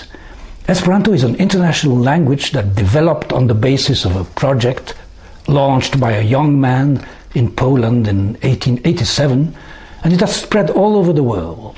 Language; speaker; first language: English; non-native, fluent; French